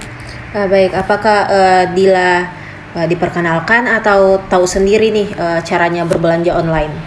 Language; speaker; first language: Indonesian; native; Indonesian